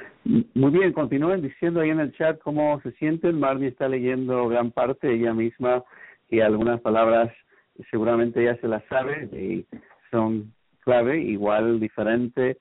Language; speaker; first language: Spanish; native; Spanish